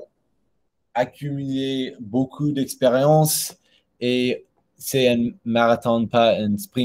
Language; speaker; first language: French; non-native, learner; English